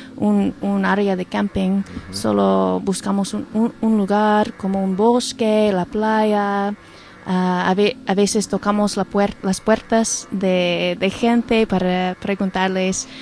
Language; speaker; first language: Spanish; non-native, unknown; English